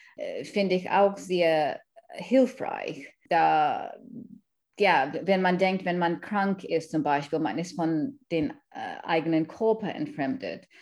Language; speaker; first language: German; non-native, fluent; English